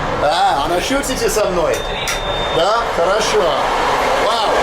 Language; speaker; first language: Russian; non-native, learner; English